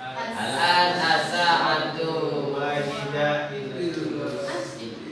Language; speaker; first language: Arabic; non-native, learner; Indonesian